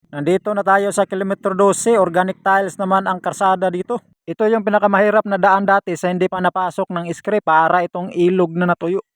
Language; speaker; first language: Filipino; non-native, local second language; Cebuano